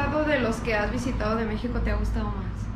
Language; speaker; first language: Spanish; native; Spanish